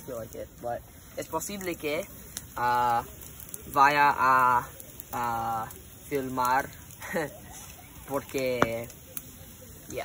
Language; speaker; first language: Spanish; non-native, learner; English